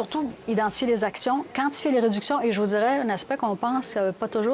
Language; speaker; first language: French; native; French